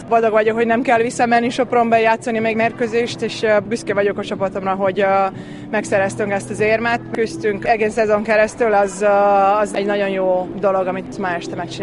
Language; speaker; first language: Hungarian; non-native, fluent; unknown